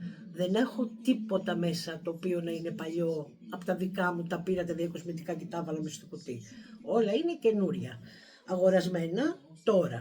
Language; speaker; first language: Greek; native; Greek